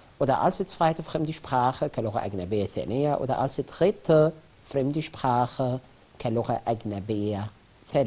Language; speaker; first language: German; non-native, fluent; Arabic